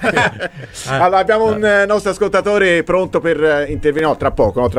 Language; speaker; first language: Italian; native; Italian